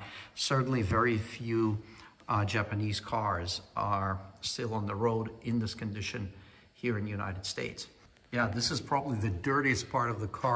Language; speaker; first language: English; non-native, fluent; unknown